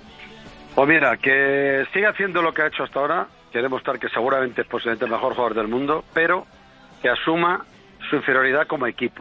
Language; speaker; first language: Spanish; native; Spanish